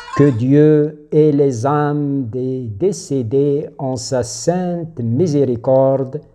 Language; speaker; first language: French; non-native, local second language; Arabic